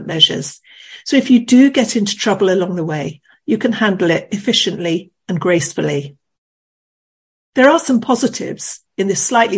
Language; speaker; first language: English; native; English